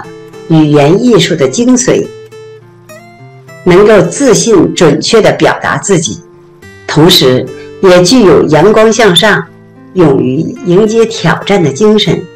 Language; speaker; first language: Chinese; native; Chinese